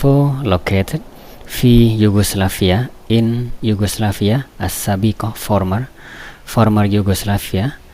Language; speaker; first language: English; non-native, fluent; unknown